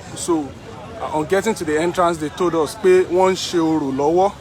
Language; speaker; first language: English; non-native, local second language; Yoruba